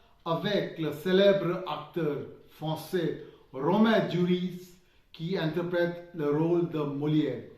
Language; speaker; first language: French; non-native, fluent; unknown